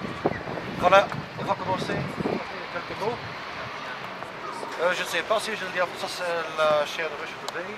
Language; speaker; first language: French; non-native, local second language; Dutch